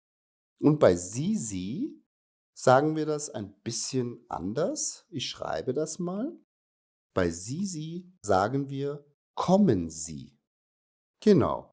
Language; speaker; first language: German; native; German